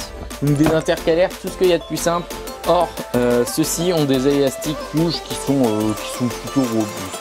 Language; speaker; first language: French; native; French